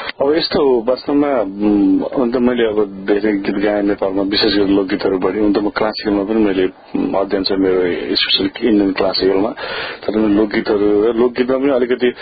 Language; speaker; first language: Nepali; native; Nepali